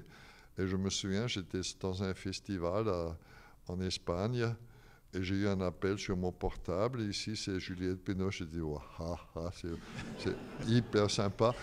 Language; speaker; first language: French; non-native, fluent; German